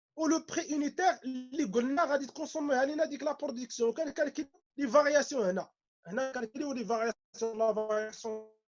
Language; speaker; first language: French; non-native, local second language; Arabic